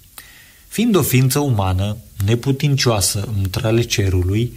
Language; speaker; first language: Romanian; native; Romanian